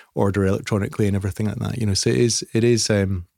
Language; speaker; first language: English; native; English